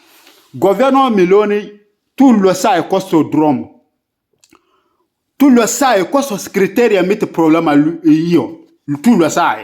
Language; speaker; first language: Italian; non-native, learner; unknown